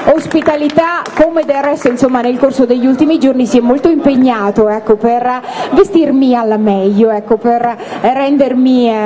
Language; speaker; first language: Italian; native; Italian